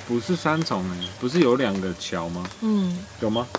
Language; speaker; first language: Chinese; non-native, fluent; English